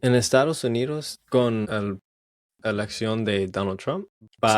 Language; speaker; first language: Spanish; non-native, learner; English